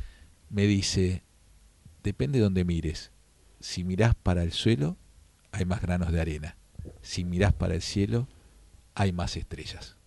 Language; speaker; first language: Spanish; native; Spanish